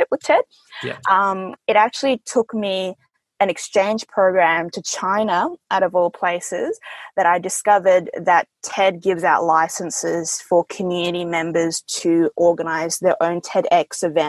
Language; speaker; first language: English; early bilingual, other home language; Indonesian